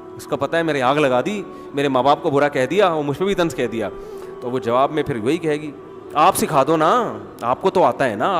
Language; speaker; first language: Urdu; native; Urdu